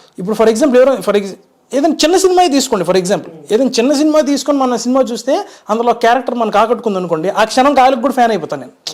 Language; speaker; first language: Telugu; native; Telugu